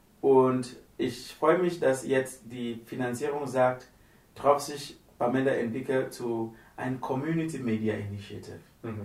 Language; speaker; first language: German; non-native, learner; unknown